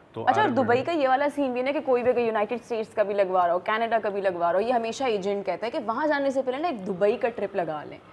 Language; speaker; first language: Urdu; native; Urdu